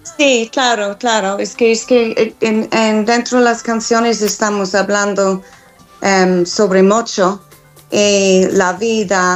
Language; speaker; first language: Spanish; non-native, fluent; English